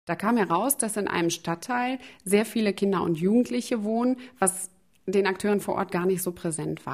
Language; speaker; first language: German; native; German